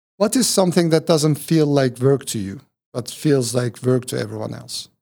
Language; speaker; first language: English; non-native, fluent; Turkish